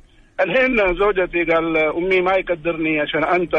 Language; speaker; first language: Arabic; non-native, learner; Urdu